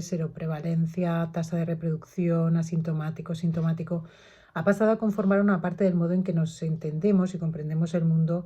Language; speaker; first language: Spanish; native; Spanish